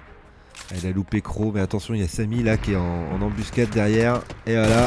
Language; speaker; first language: French; native; French